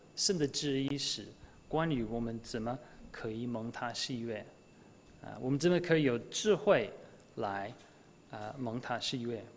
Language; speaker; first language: Chinese; non-native, fluent; English